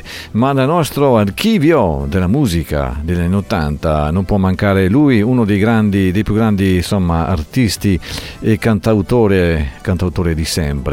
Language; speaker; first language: Italian; native; Italian